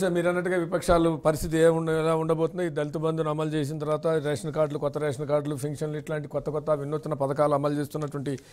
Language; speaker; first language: Telugu; native; Telugu